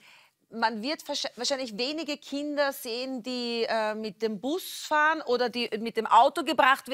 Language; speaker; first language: German; native; German